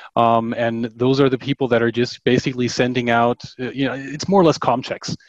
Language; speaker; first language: English; non-native, fluent; German